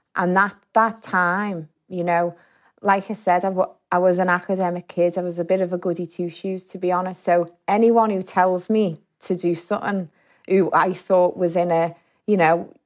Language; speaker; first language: English; native; English